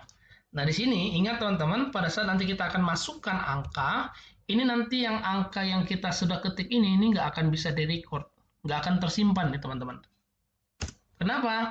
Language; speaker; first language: Indonesian; native; Indonesian